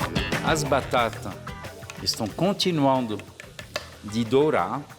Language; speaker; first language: Portuguese; non-native, fluent; French